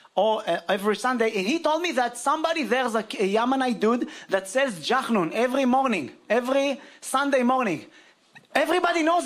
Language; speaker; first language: English; non-native, fluent; Hebrew